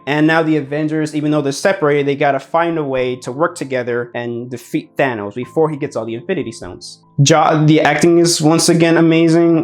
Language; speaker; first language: English; native; English